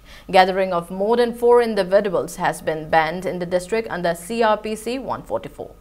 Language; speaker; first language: English; non-native, local second language; Manipuri